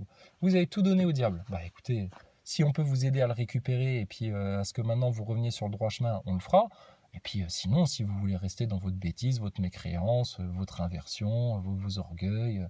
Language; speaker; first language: French; native; French